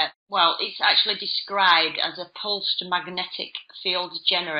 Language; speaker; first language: English; native; English